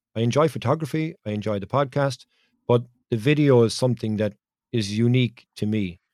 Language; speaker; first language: English; native; English